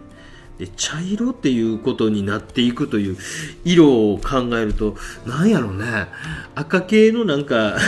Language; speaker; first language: Japanese; native; Japanese